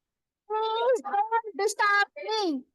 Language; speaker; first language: English; non-native, learner; Hindi